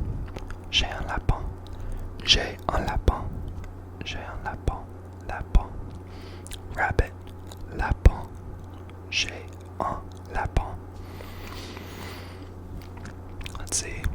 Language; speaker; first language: French; non-native, learner; English